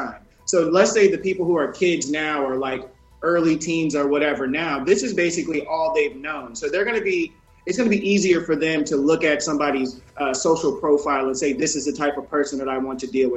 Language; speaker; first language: English; native; English